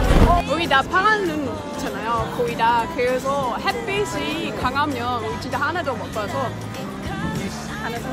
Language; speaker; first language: Korean; non-native, fluent; Dutch